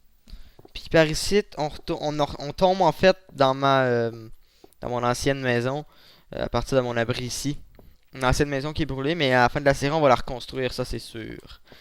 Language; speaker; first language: French; native; French